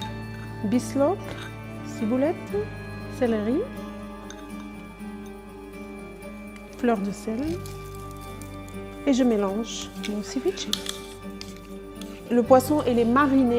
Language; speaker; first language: French; non-native, fluent; Spanish